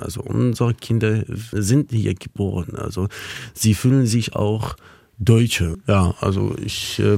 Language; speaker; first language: German; non-native, fluent; Kurdish